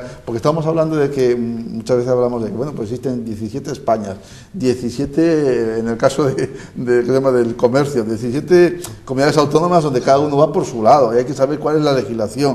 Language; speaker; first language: Spanish; native; Spanish